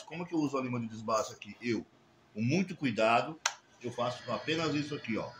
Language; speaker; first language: Portuguese; native; Portuguese